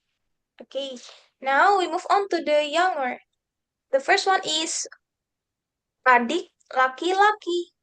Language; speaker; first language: English; non-native, fluent; Indonesian